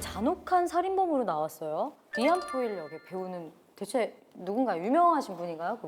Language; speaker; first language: Korean; native; Korean